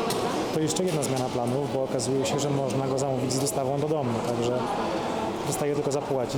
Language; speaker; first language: Polish; native; Polish